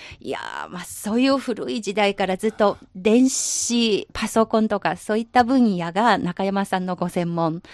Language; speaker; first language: Japanese; non-native, fluent; Chinese